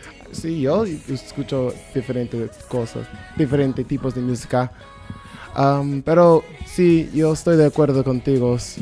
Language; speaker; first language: Spanish; non-native, learner; English